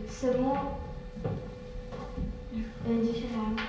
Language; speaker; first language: French; non-native, learner; Russian